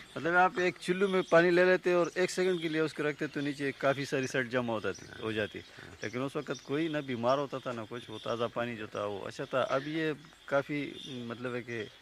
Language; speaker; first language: Urdu; non-native, local second language; Pashto